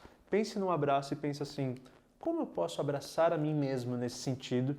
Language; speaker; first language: Portuguese; native; Portuguese